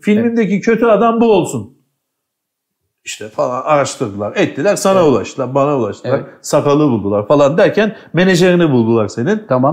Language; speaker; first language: Turkish; native; Turkish